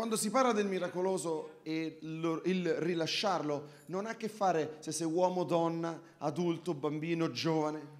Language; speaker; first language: Italian; native; Italian